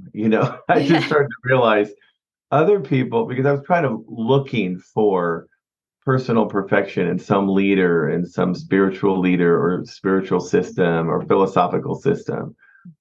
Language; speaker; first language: English; native; English